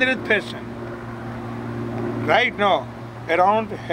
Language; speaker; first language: English; non-native, learner; Persian